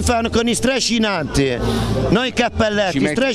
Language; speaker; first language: Italian; native; Italian